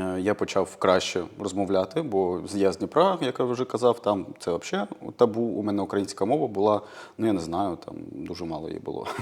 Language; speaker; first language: Ukrainian; non-native, local second language; Russian